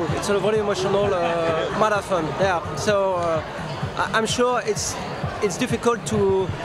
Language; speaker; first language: English; non-native, fluent; French